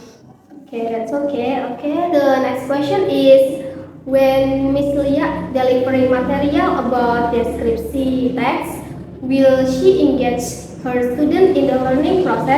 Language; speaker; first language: English; non-native, learner; Indonesian